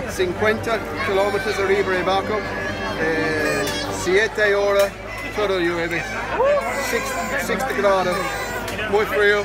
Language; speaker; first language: Spanish; non-native, learner; English